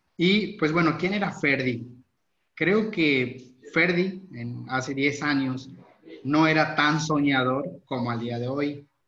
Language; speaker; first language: Spanish; native; Spanish